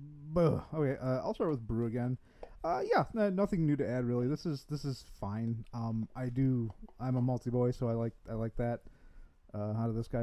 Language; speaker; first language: English; native; English